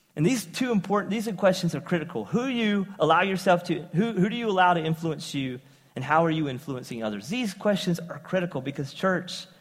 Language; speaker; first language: English; native; English